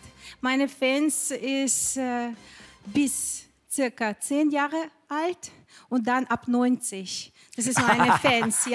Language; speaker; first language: German; non-native, fluent; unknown